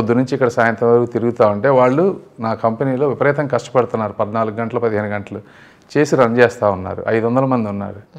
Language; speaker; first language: Telugu; native; Telugu